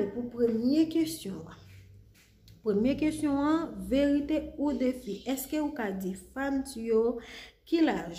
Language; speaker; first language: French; non-native, learner; Haitian Creole